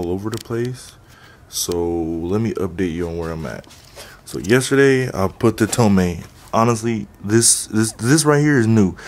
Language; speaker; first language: English; native; English